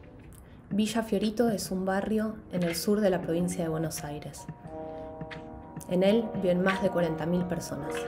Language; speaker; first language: Spanish; native; Spanish